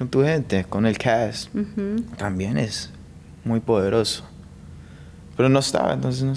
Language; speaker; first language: Spanish; early bilingual, heritage; English